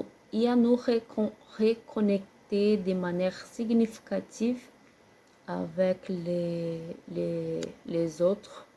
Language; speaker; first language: French; non-native, learner; Portuguese